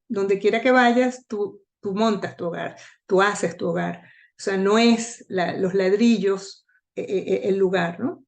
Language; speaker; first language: Spanish; native; Spanish